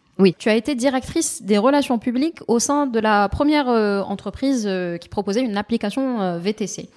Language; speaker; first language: French; non-native, local second language; Arabic